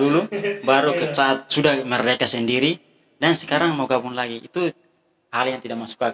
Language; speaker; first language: Indonesian; non-native, fluent; Tetum